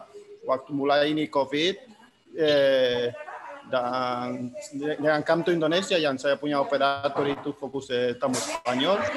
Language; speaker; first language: Indonesian; non-native, fluent; Spanish